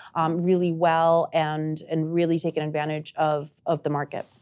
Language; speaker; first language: English; non-native, fluent; Spanish